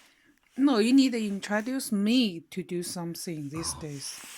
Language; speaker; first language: English; non-native, learner; Chinese